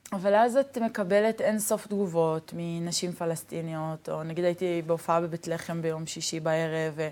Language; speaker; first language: Hebrew; native; Hebrew